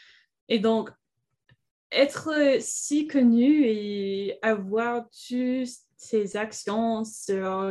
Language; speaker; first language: French; non-native, learner; English